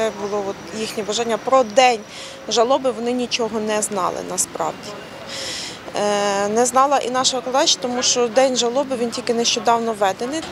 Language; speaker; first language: Ukrainian; native; Ukrainian